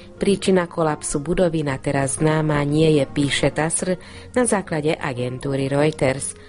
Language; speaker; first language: Slovak; non-native, local second language; Hungarian